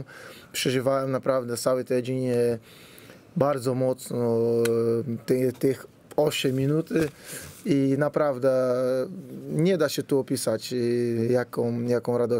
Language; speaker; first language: Polish; non-native, fluent; Portuguese